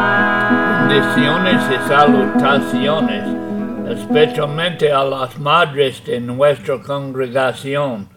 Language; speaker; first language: Spanish; non-native, fluent; English